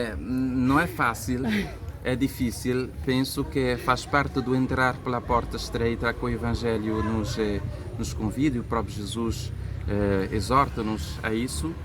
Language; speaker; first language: Portuguese; non-native, local second language; Kabuverdianu